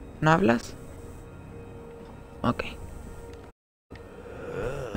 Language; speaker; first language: Spanish; native; Spanish